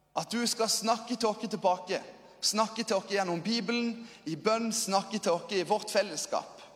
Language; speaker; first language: Norwegian; native; Norwegian